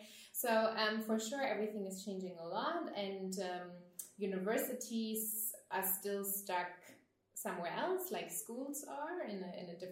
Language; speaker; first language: English; non-native, fluent; German